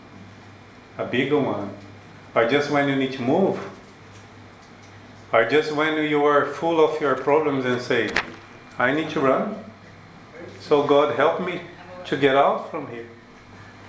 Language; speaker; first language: English; non-native, learner; Portuguese